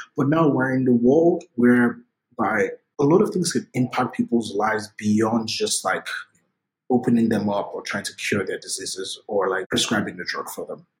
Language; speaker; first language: English; non-native, local second language; Yoruba